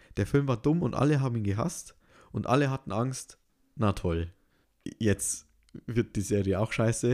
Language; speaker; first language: German; native; German